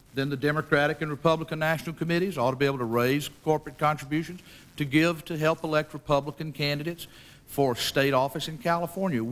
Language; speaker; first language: English; native; English